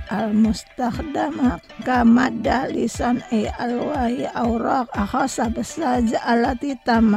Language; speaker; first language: Arabic; non-native, fluent; Indonesian